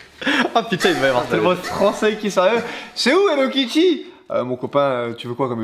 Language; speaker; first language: French; native; French